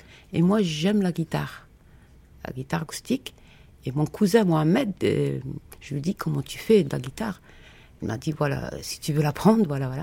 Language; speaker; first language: French; non-native, learner; Arabic